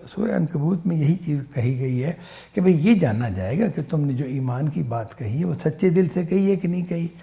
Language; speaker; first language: Urdu; non-native, local second language; Punjabi